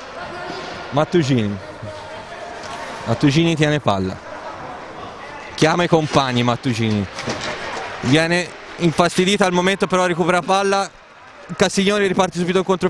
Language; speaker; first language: Italian; native; Italian